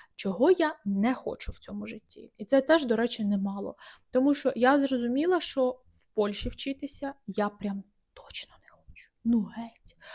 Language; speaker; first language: Ukrainian; native; Ukrainian